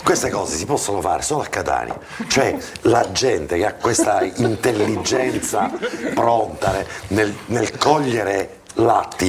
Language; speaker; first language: Italian; native; Italian